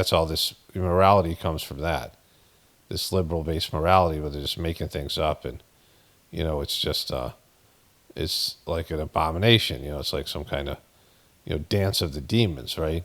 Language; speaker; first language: English; native; English